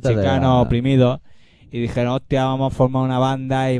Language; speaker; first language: Spanish; native; Spanish